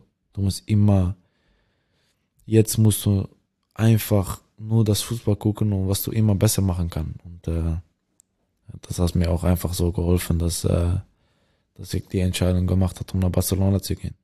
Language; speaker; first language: German; non-native, learner; Dutch